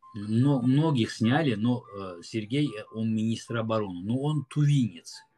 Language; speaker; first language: Russian; non-native, fluent; Azerbaijani